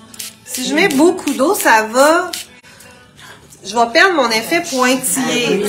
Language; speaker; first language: French; native; French